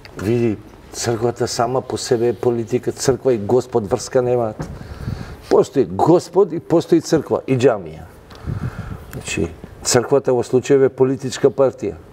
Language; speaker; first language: Macedonian; non-native, local second language; Albanian